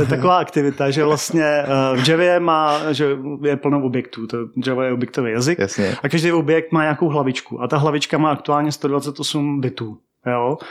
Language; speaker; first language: Czech; native; Czech